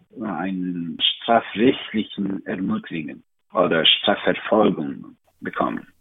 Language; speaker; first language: German; non-native, learner; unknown